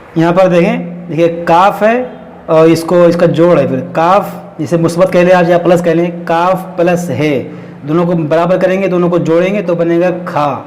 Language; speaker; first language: Hindi; native; Hindi